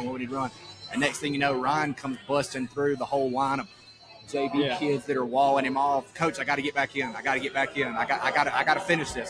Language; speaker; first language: English; native; English